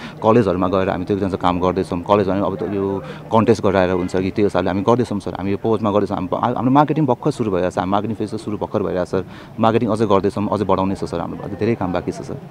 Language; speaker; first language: Nepali; native; Nepali